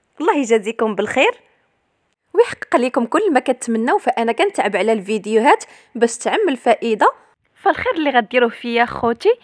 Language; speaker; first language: Arabic; native; Arabic